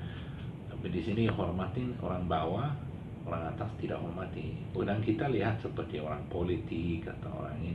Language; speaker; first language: Indonesian; non-native, learner; Swedish